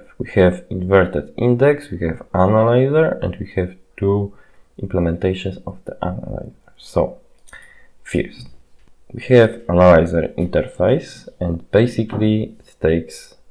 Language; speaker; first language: English; non-native, fluent; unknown